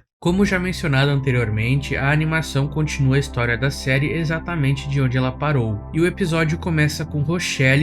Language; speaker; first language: Portuguese; native; Portuguese